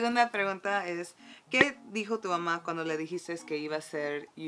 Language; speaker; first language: Spanish; early bilingual, heritage; Spanish